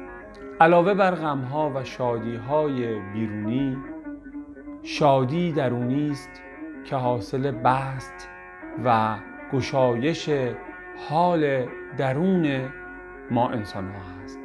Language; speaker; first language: Persian; native; Persian